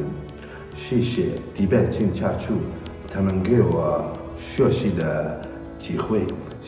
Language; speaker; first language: German; non-native, learner; Arabic